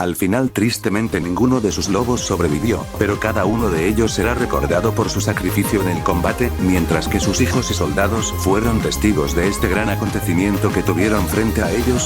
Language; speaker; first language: Spanish; native; Spanish